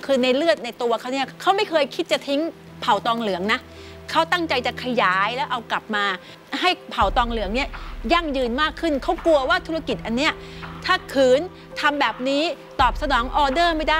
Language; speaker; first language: Thai; native; Thai